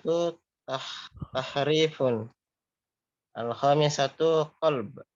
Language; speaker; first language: Arabic; non-native, learner; Indonesian